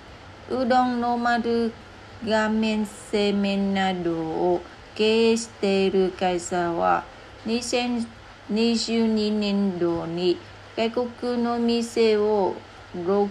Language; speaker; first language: Japanese; non-native, learner; Vietnamese